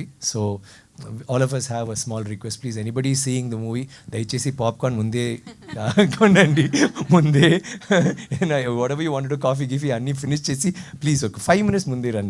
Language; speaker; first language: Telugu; non-native, learner; Tamil